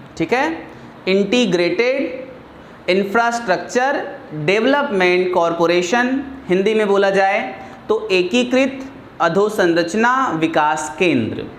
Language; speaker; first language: Hindi; native; Hindi